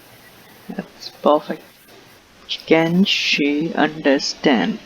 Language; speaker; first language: English; non-native, local second language; Punjabi